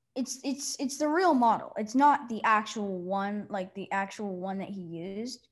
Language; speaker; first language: English; native; English